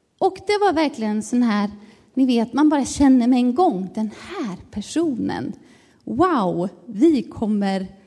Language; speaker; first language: Swedish; native; Swedish